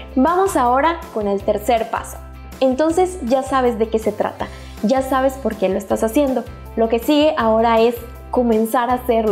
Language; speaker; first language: Spanish; native; Spanish